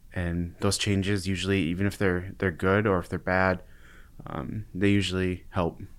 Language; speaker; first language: English; native; English